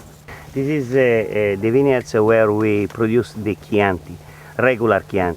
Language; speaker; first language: English; non-native, fluent; Italian